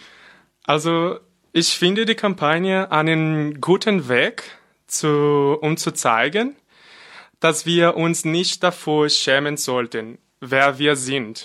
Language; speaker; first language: German; non-native, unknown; Portuguese